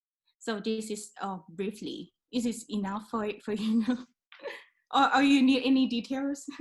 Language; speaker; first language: English; non-native, learner; Thai